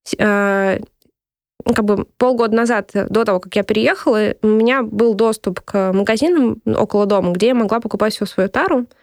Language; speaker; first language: Russian; native; Russian